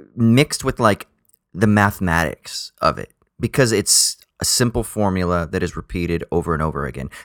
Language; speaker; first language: English; native; English